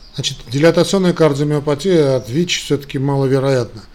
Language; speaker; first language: Russian; non-native, local second language; Armenian